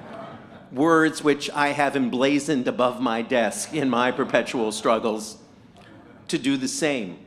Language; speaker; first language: English; native; English